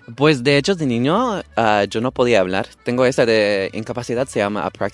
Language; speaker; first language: Spanish; non-native, fluent; English